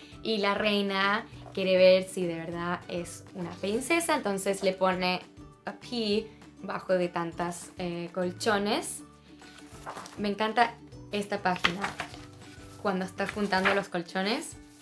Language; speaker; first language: Spanish; early bilingual, heritage; Spanish